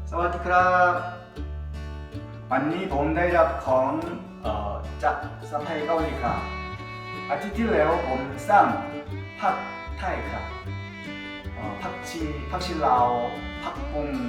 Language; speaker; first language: Thai; non-native, learner; Korean